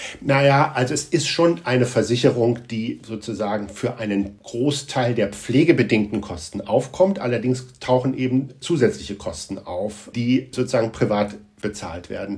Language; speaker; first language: German; native; German